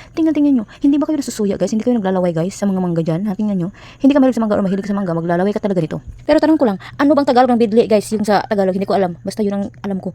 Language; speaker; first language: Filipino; non-native, local second language; Cebuano